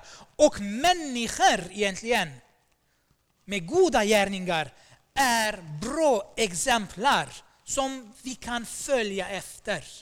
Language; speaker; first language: Swedish; non-native, fluent; Armenian